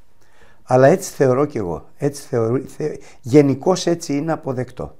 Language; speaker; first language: Greek; native; Greek